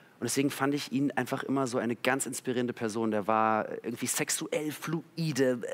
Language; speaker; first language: German; early bilingual, other home language; Russian